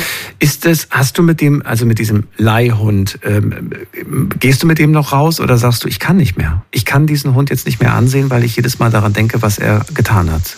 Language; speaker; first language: German; native; German